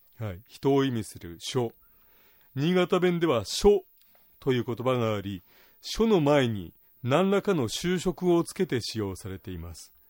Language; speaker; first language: Japanese; native; Japanese